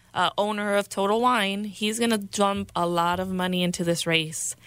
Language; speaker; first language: English; early bilingual, other home language; Spanish